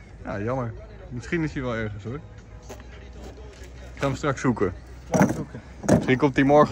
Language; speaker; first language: Dutch; native; Dutch